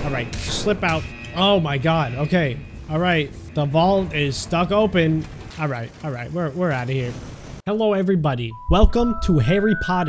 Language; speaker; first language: English; native; English